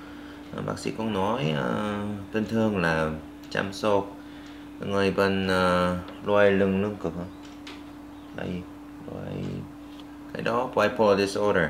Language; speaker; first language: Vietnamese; non-native, learner; Korean